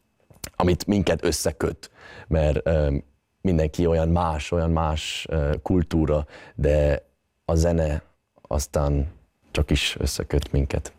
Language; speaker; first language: Hungarian; early bilingual, other home language; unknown